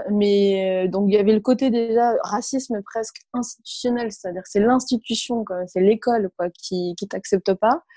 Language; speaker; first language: French; early bilingual, other home language; Arabic